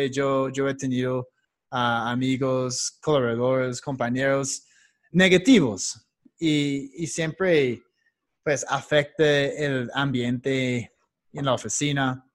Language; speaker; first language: Spanish; non-native, fluent; English